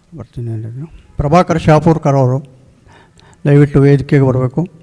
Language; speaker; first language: Kannada; native; Kannada